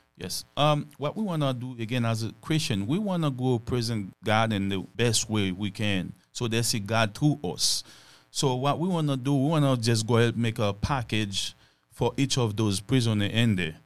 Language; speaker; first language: English; non-native, fluent; Haitian Creole